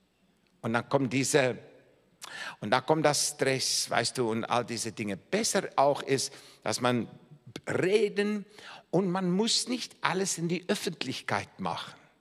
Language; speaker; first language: German; non-native, fluent; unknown